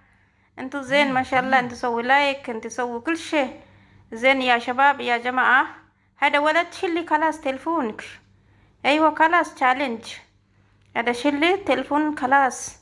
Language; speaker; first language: Arabic; non-native, learner; Oromo